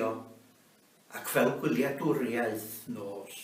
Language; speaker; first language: Welsh; native; Welsh